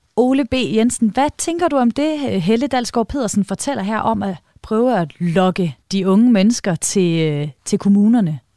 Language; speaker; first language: Danish; native; Danish